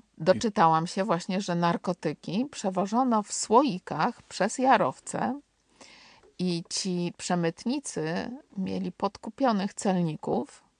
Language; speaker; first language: Polish; native; Polish